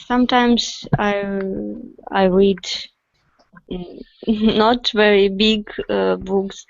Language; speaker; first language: English; non-native, learner; Russian